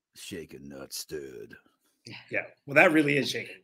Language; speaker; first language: English; native; English